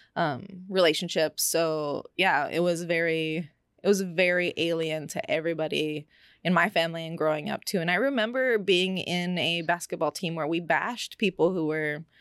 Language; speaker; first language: English; early bilingual, other home language; Spanish